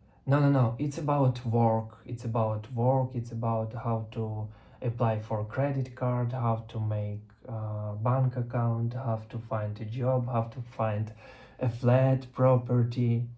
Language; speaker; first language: English; non-native, learner; Russian